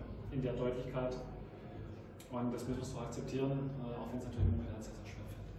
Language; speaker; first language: German; native; German